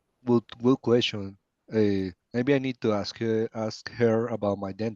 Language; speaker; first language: English; non-native, learner; Spanish